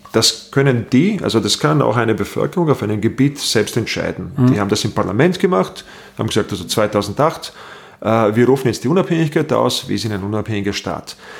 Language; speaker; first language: German; non-native, fluent; Bosnian